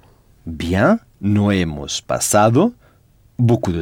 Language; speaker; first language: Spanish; non-native, fluent; French